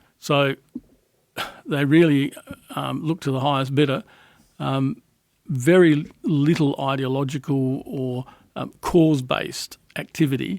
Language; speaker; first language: English; native; English